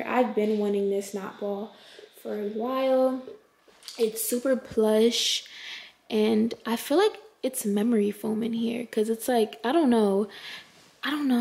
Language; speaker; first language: English; native; English